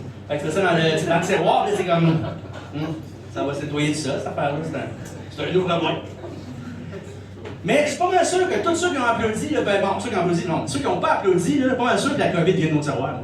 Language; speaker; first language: French; native; French